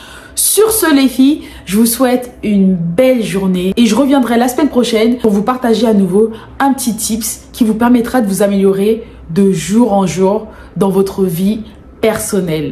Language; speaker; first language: French; native; French